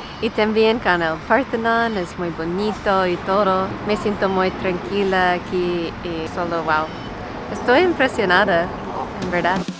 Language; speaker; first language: Spanish; non-native, fluent; English